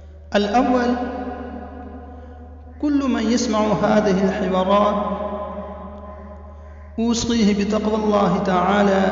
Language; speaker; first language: Arabic; non-native, fluent; Urdu